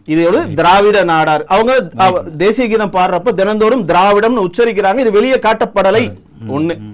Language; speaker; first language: Tamil; non-native, local second language; Telugu